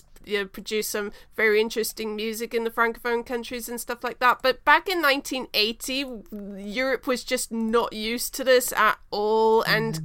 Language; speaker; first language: English; native; English